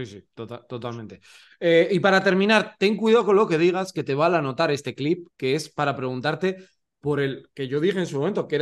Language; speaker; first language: Spanish; native; Spanish